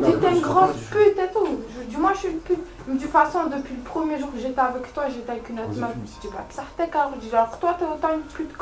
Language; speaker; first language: French; native; French